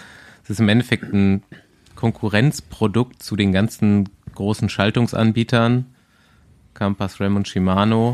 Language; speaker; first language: German; native; German